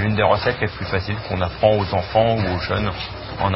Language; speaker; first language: French; native; French